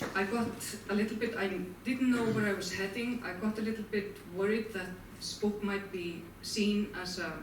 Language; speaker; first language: English; non-native, fluent; Icelandic